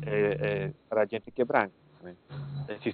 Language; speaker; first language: Portuguese; non-native, fluent; Spanish